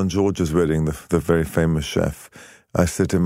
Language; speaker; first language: English; native; English